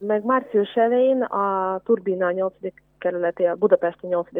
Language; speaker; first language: Hungarian; non-native, fluent; Ukrainian